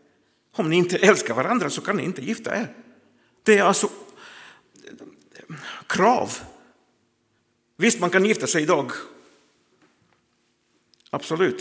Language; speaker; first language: Swedish; non-native, fluent; Croatian